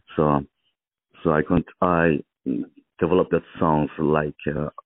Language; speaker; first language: English; non-native, local second language; Mizo